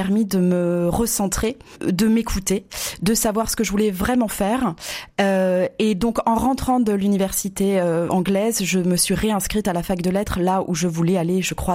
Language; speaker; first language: French; native; French